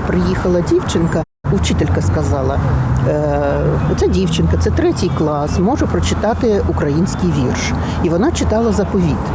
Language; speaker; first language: Ukrainian; non-native, local second language; Russian